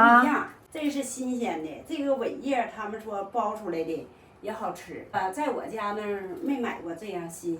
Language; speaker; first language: Chinese; native; Chinese